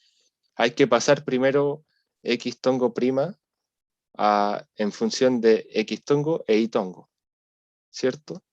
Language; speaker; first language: Spanish; native; Spanish